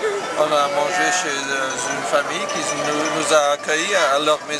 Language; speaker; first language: French; non-native, fluent; English